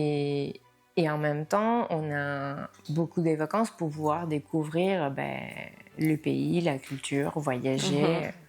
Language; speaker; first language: French; non-native, fluent; Spanish